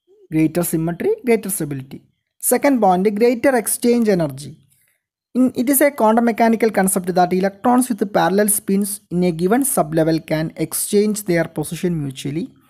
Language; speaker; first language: English; non-native, local second language; Malayalam